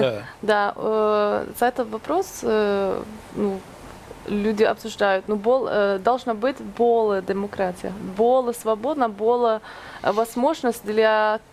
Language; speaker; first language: Russian; non-native, fluent; Norwegian